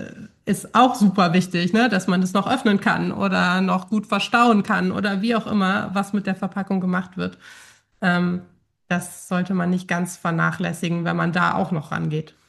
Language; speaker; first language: German; native; German